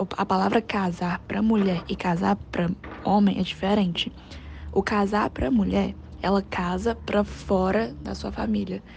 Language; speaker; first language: Portuguese; non-native, fluent; Chinese